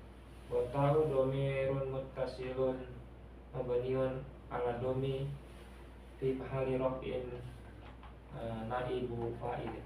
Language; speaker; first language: Arabic; non-native, learner; Indonesian